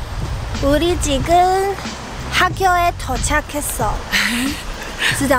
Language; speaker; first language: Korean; non-native, learner; Chinese